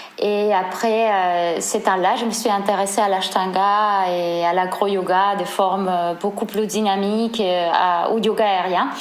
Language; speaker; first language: French; non-native, fluent; Spanish